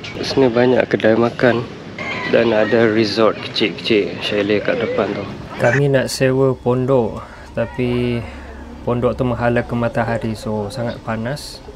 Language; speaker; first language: Malay; non-native, fluent; Western Cham